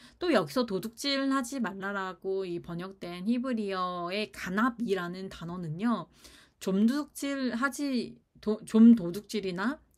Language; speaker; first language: Korean; native; Korean